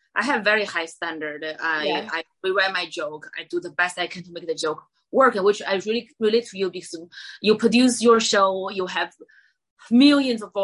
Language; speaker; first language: English; non-native, fluent; Chinese